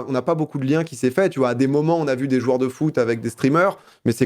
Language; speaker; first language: French; native; French